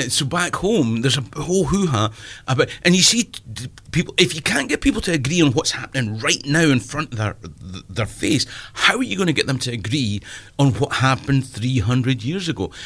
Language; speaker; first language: English; native; English